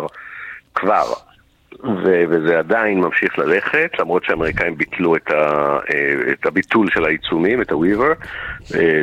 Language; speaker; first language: Hebrew; non-native, local second language; English